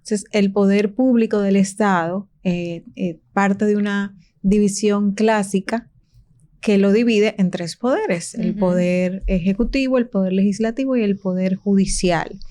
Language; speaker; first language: Spanish; native; Spanish